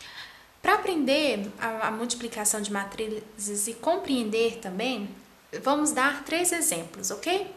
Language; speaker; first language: Portuguese; native; Portuguese